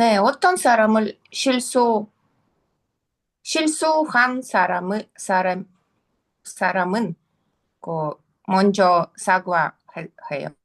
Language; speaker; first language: Korean; non-native, learner; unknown